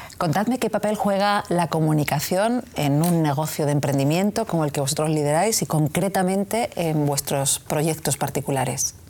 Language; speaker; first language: Spanish; native; Spanish